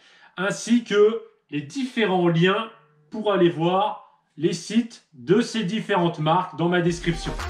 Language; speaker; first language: French; native; French